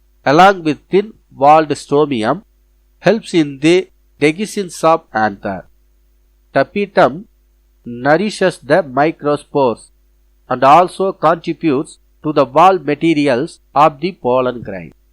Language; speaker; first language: English; non-native, local second language; Tamil